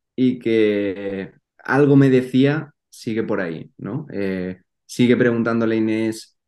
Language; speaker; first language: Spanish; native; Spanish